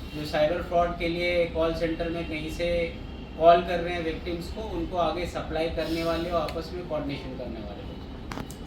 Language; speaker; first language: Hindi; non-native, local second language; Marathi